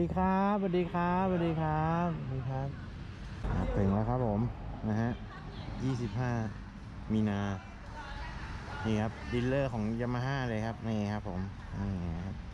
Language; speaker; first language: Thai; native; Thai